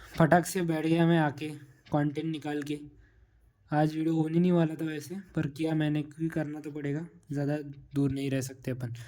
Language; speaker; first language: Hindi; non-native, local second language; Marathi